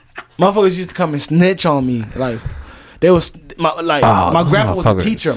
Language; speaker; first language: English; early bilingual, other home language; Rundi